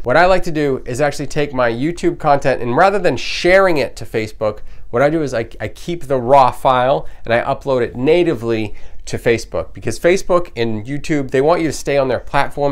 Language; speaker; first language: English; native; English